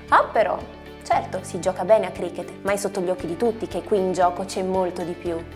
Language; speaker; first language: Italian; native; Italian